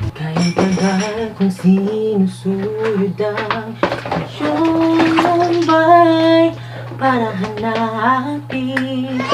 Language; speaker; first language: Filipino; non-native, local second language; Cebuano